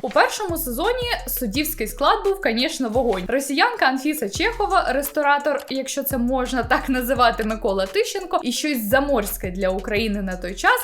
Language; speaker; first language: Ukrainian; native; Ukrainian